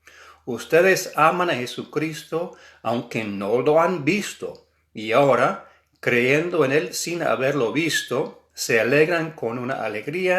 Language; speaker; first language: Spanish; non-native, fluent; English